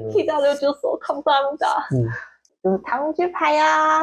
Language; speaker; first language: Korean; non-native, learner; Chinese